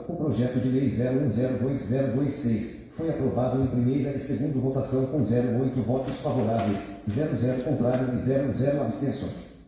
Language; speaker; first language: Portuguese; native; Portuguese